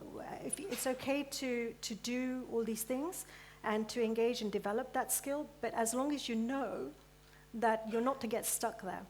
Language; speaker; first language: English; early bilingual, other home language; Gujarati